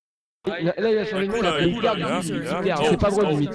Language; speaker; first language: French; native; French